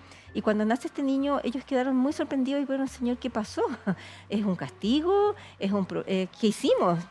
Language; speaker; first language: Spanish; native; Spanish